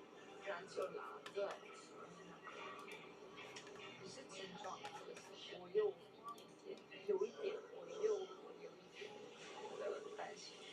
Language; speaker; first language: Chinese; non-native, learner; Korean